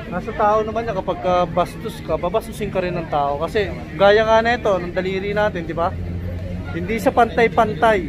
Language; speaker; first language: Filipino; native; Filipino